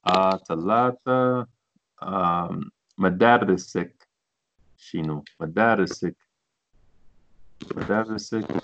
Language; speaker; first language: Arabic; non-native, learner; English